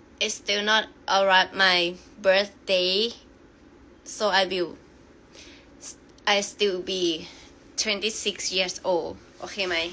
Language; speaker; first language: English; non-native, learner; Thai